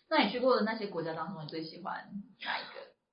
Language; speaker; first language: Chinese; native; Chinese